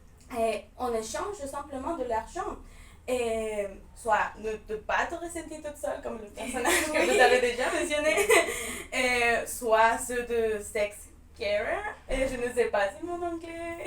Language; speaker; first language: French; non-native, fluent; Spanish